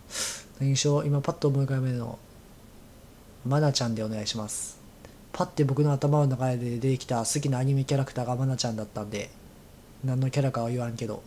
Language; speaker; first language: Japanese; native; Japanese